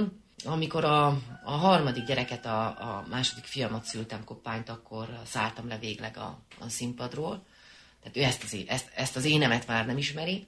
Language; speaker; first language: Hungarian; native; Hungarian